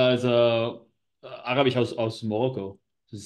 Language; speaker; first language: German; non-native, learner; Spanish